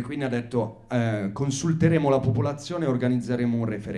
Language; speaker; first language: Italian; native; Italian